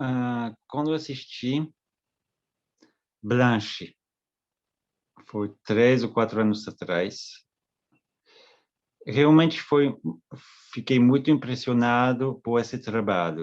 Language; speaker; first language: Portuguese; non-native, fluent; French